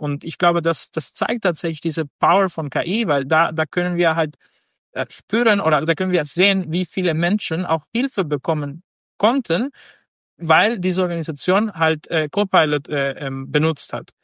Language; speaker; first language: German; non-native, fluent; Spanish